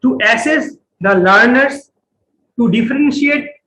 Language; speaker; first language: English; non-native, local second language; Bangla